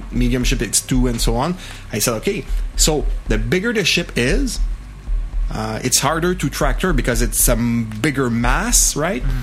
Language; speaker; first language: English; non-native, fluent; French